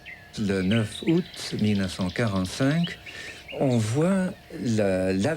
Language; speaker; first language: French; non-native, fluent; English